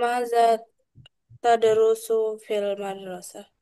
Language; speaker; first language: Arabic; non-native, learner; Indonesian